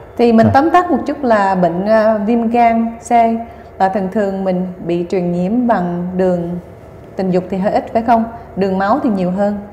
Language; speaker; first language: Vietnamese; early bilingual, heritage; Vietnamese